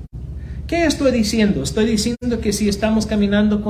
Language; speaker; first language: Spanish; non-native, fluent; English